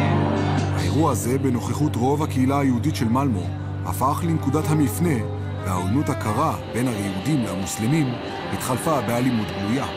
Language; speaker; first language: Hebrew; native; Hebrew